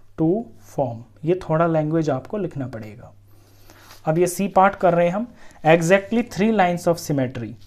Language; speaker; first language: Hindi; native; Hindi